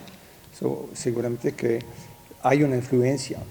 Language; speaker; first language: Spanish; non-native, fluent; French